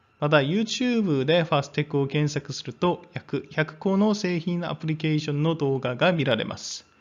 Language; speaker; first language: Japanese; non-native, fluent; Korean